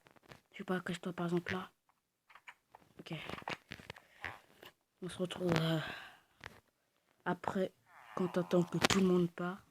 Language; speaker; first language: French; native; French